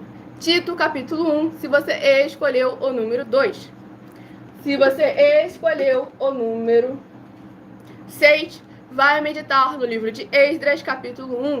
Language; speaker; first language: Portuguese; native; Portuguese